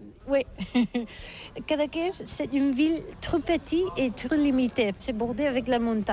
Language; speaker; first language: French; non-native, learner; Catalan